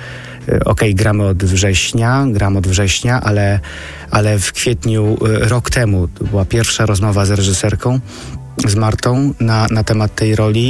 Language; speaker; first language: Polish; native; Polish